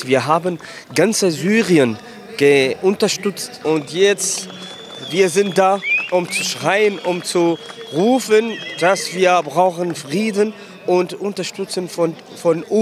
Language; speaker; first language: German; non-native, learner; Kurdish